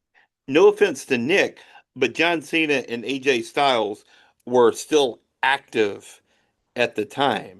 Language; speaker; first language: English; native; English